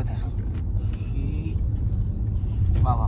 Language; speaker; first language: Indonesian; non-native, learner; Hindi